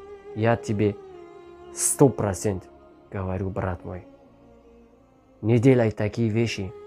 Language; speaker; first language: Russian; non-native, learner; Tajik